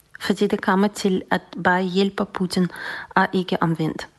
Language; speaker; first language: Danish; non-native, fluent; Russian